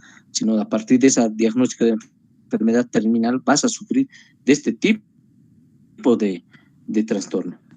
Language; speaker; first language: Spanish; native; Spanish